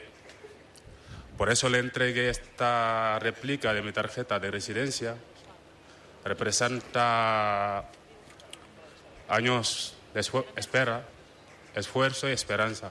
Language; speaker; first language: Spanish; non-native, fluent; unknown